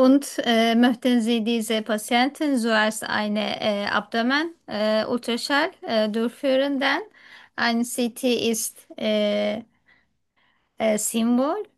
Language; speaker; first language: German; non-native, learner; Turkish